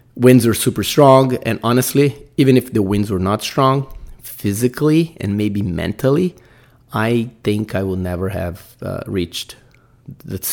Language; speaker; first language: English; non-native, fluent; Portuguese